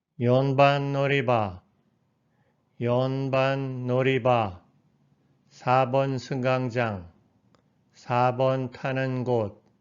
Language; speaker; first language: Korean; native; Korean